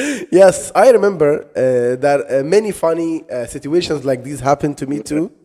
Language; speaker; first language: English; non-native, fluent; Arabic